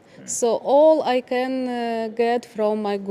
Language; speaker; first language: English; non-native, learner; Ukrainian